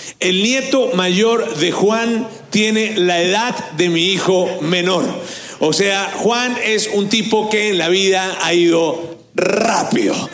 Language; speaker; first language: Spanish; native; Spanish